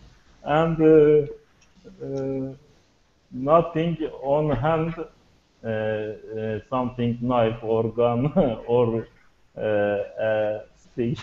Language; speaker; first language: English; non-native, learner; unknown